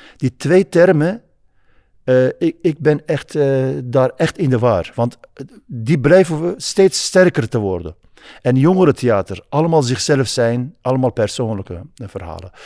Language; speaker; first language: Dutch; non-native, fluent; Kurdish